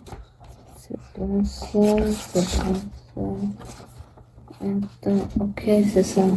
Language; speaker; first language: French; non-native, learner; Portuguese